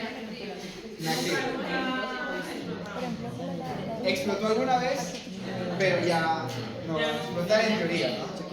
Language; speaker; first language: Spanish; native; Spanish